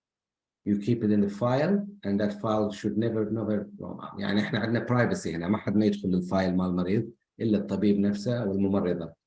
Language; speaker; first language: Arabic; native; Arabic